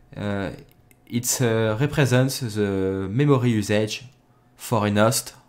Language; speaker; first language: English; non-native, fluent; French